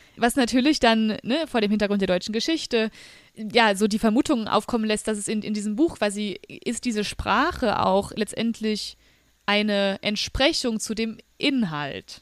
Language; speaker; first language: German; native; German